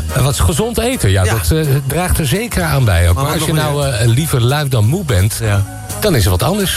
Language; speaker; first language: Dutch; native; Dutch